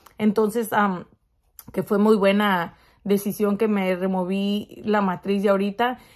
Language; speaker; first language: Spanish; early bilingual, heritage; Spanish